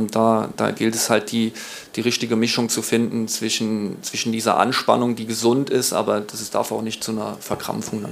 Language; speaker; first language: German; native; German